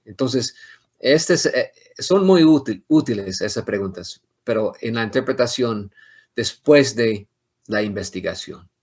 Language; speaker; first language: Spanish; non-native, fluent; English